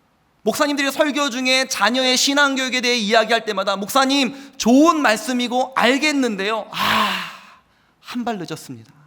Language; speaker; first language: Korean; native; Korean